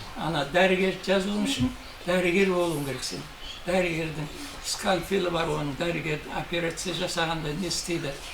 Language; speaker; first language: Kazakh; native; Kazakh